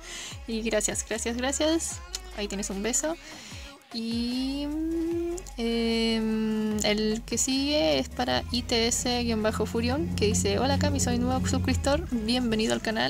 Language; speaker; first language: Spanish; native; Spanish